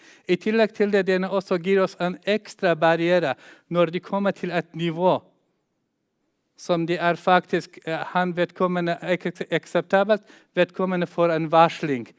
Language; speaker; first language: Norwegian; non-native, fluent; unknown